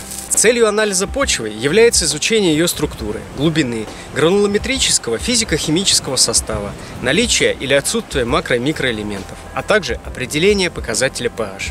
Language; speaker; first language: Russian; native; Russian